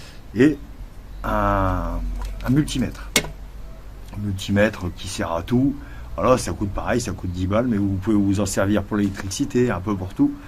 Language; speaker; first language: French; native; French